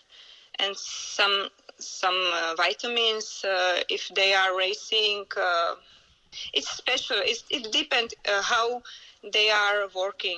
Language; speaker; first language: English; non-native, learner; Czech